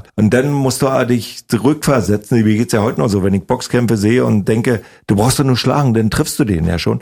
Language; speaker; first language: German; native; German